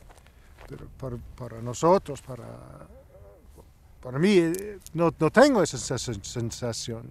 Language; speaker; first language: Spanish; non-native, learner; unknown